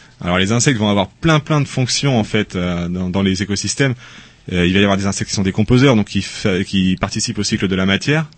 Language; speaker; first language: French; native; French